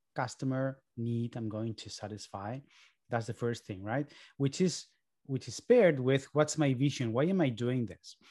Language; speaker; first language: English; early bilingual, other home language; Spanish